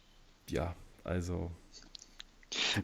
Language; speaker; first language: German; early bilingual, other home language; Russian